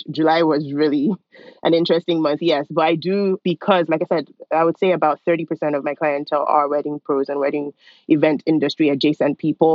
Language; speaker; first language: English; non-native, local second language; Yoruba